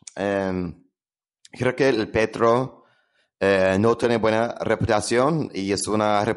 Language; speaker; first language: Spanish; non-native, fluent; English